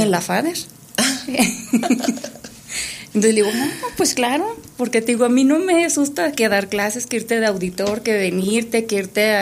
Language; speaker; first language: Spanish; native; Spanish